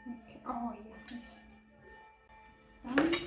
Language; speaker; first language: German; non-native, learner; Korean